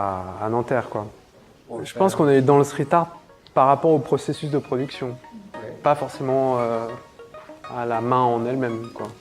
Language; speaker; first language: French; native; French